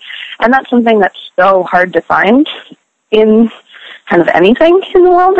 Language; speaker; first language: English; native; English